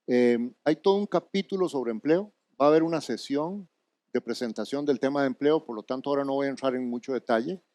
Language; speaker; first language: Spanish; native; Spanish